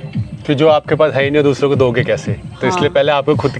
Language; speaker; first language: Hindi; native; Hindi